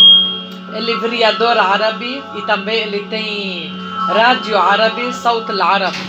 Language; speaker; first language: Portuguese; non-native, fluent; Arabic